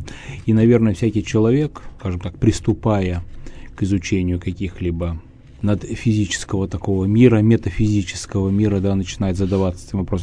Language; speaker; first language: Russian; native; Russian